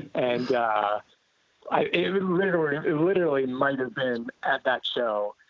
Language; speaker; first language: English; native; English